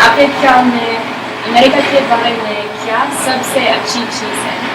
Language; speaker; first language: Hindi; non-native, learner; English